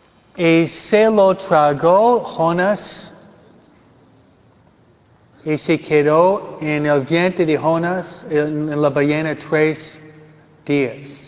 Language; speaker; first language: Spanish; non-native, fluent; English